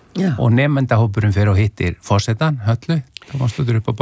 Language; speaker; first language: Icelandic; native; Icelandic